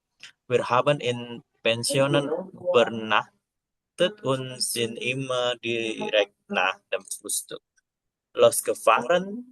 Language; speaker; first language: German; non-native, learner; Indonesian